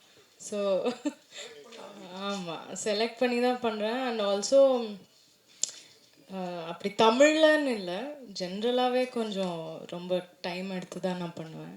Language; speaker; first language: Tamil; non-native, local second language; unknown